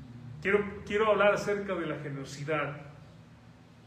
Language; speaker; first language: Spanish; native; Spanish